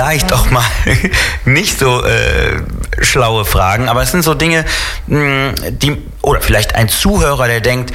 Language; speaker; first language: German; native; German